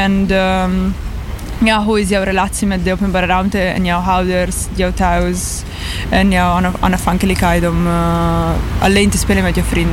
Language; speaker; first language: Dutch; non-native, learner; Italian